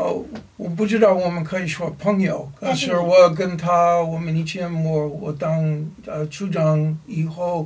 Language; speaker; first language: Chinese; non-native, learner; English